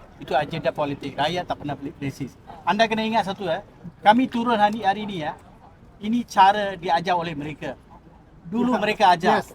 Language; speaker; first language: Malay; non-native, local second language; Tamil